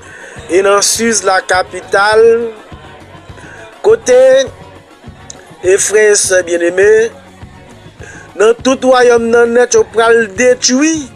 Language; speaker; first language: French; non-native, local second language; Haitian Creole